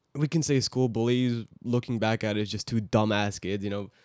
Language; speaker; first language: English; early bilingual, other home language; Hungarian